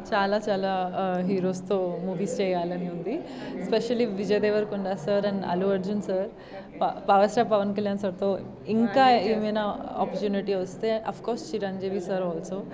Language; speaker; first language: Telugu; non-native, local second language; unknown